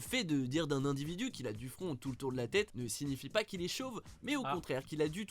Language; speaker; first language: French; native; French